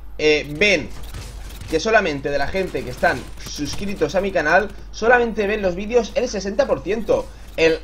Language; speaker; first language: Spanish; native; Spanish